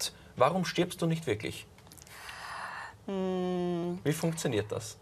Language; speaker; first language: German; native; German